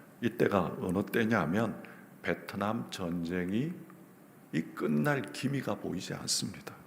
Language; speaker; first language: Korean; native; Korean